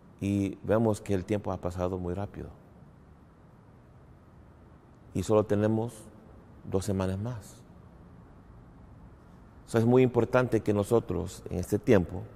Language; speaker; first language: Spanish; early bilingual, heritage; English